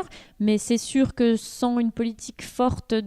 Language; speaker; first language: French; native; French